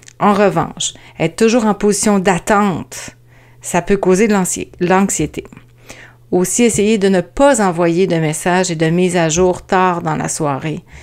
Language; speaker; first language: French; native; French